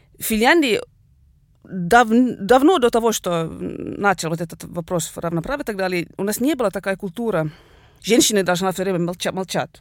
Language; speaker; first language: Russian; non-native, fluent; Swedish